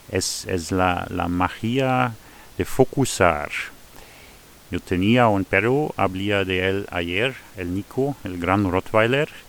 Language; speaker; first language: Spanish; non-native, fluent; Luxembourgish